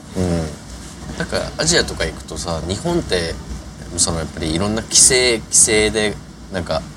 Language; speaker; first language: Japanese; native; Japanese